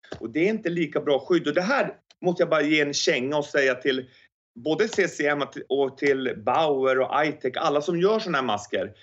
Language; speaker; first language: Swedish; native; Swedish